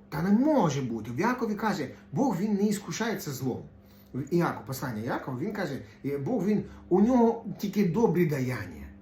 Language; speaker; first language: Ukrainian; non-native, local second language; Russian